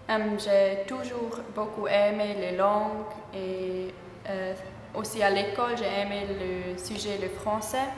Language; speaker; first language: French; non-native, learner; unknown